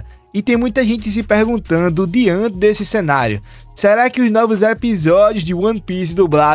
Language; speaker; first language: Portuguese; native; Portuguese